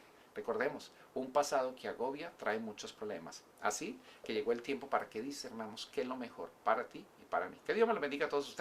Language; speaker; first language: Spanish; native; Spanish